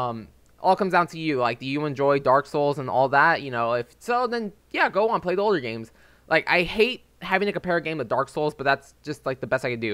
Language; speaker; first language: English; native; English